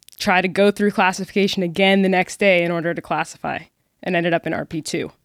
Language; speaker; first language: English; native; English